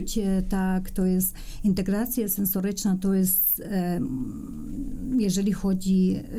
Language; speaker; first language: Polish; non-native, fluent; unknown